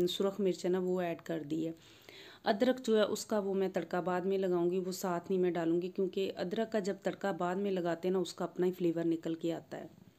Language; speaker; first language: Urdu; non-native, local second language; Punjabi